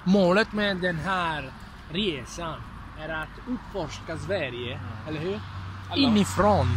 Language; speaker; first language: Swedish; non-native, fluent; Italian